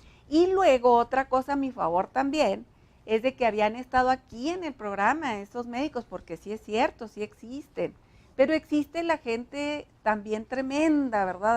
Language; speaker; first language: Spanish; native; Spanish